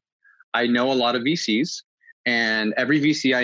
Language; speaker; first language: English; native; English